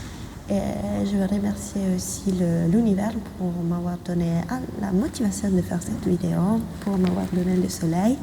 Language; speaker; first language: French; non-native, fluent; Italian